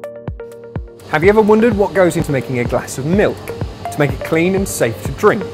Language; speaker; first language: English; native; English